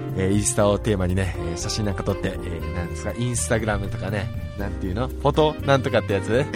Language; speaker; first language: Japanese; native; Japanese